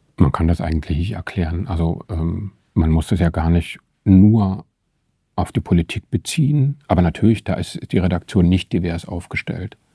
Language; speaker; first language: German; native; German